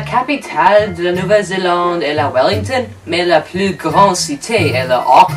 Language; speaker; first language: French; non-native, learner; English